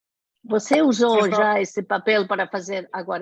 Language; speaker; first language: Portuguese; non-native, learner; Spanish